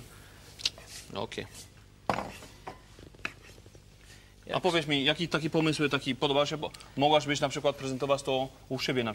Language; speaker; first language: Polish; non-native, fluent; French